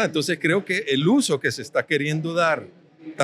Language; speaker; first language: Spanish; native; Spanish